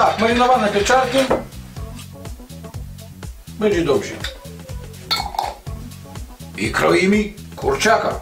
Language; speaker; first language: Polish; non-native, learner; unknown